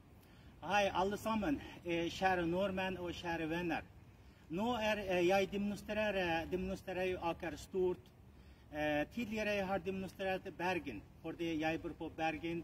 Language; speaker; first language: Norwegian; non-native, learner; Uyghur